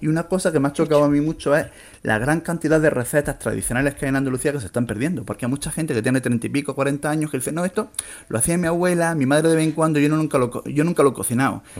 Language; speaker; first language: Spanish; native; Spanish